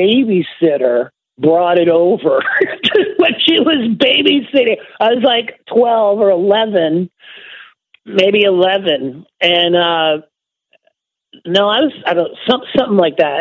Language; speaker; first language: English; native; English